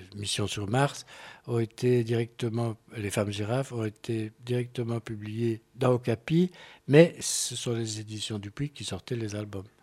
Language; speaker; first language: French; native; French